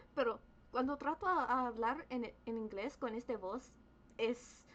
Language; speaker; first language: Spanish; early bilingual, other home language; English